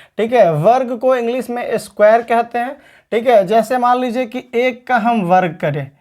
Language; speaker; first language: Hindi; native; Hindi